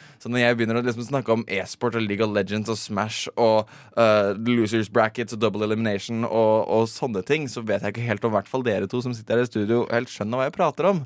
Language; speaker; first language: Norwegian; native; Norwegian